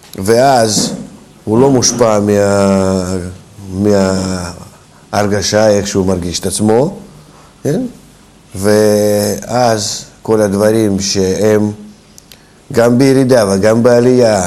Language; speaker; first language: Hebrew; non-native, fluent; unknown